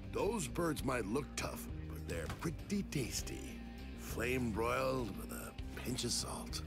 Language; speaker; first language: English; native; English